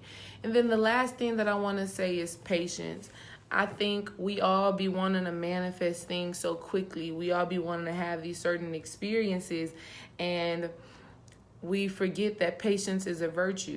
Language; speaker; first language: English; native; English